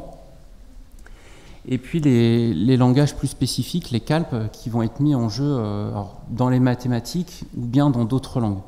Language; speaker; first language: French; native; French